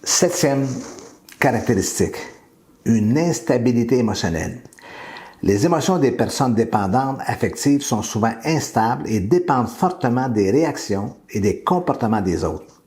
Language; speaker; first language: French; native; French